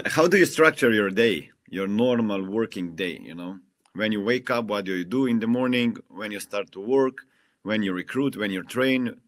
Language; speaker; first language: English; non-native, fluent; Slovenian